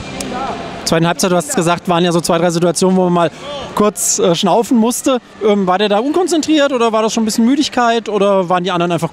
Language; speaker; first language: German; native; German